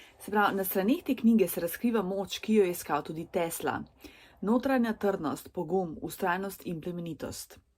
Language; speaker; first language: Slovenian; early bilingual, other home language; Serbian